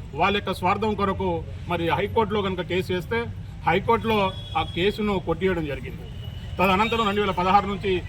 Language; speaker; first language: Telugu; non-native, local second language; Lambadi